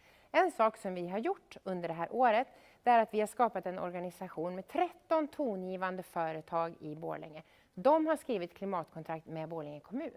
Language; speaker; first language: Swedish; native; Swedish